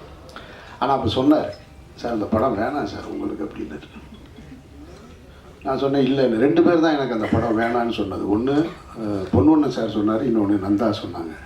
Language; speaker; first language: Tamil; native; Tamil